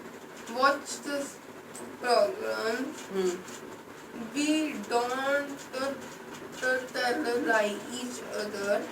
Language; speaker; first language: English; non-native, local second language; Hindi